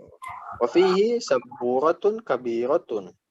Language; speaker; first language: Arabic; non-native, fluent; Indonesian